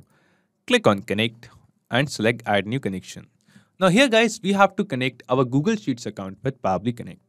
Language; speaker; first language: English; non-native, local second language; Hindi